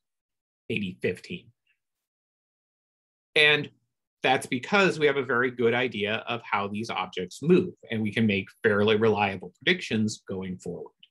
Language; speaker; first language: English; native; English